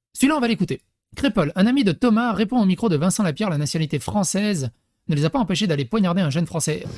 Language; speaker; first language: French; early bilingual, other home language; Serbian